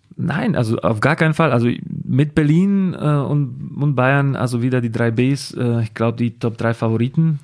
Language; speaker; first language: German; non-native, fluent; Slovak